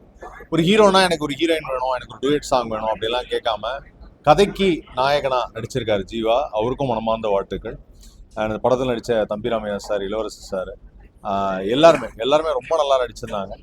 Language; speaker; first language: Tamil; native; Tamil